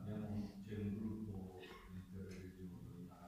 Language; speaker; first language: Italian; non-native, learner; Japanese